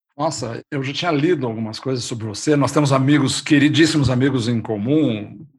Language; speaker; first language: Portuguese; native; Portuguese